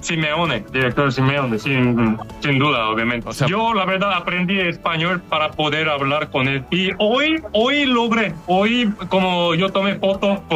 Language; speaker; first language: Spanish; non-native, learner; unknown